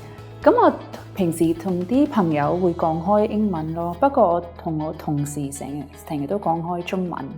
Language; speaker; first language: Cantonese; non-native, local second language; Sindhi